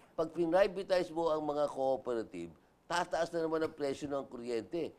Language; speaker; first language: Filipino; non-native, local second language; Bikol